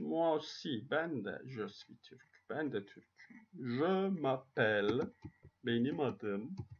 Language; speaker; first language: French; non-native, learner; Turkish